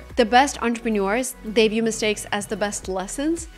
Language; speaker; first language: English; non-native, fluent; Russian